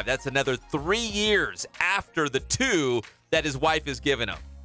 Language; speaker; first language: English; native; English